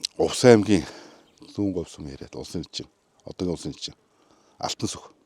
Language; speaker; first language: Mongolian; native; Mongolian